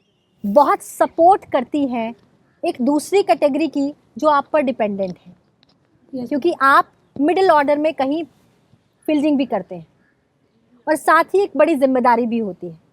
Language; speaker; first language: Hindi; native; Hindi